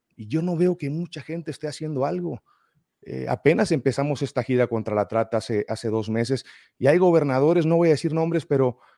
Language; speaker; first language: Spanish; native; Spanish